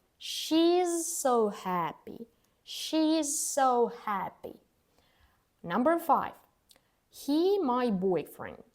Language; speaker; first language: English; non-native, fluent; Ukrainian